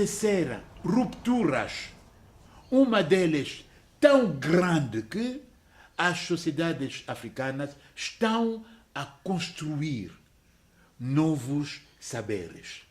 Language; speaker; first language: Portuguese; non-native, fluent; French